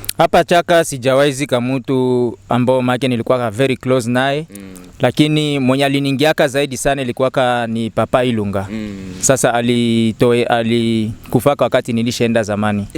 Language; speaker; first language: Swahili; native; Swahili